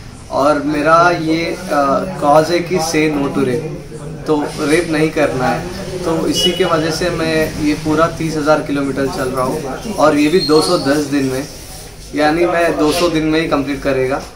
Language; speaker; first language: Hindi; non-native, local second language; Telugu